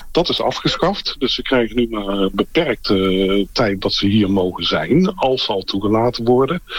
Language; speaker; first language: Dutch; native; Dutch